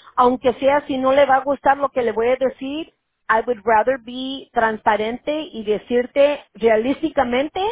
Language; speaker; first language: Spanish; early bilingual, heritage; Spanish